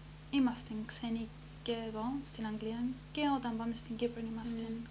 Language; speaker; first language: Greek; early bilingual, heritage; Greek